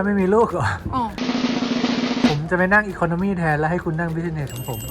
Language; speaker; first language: Thai; native; Thai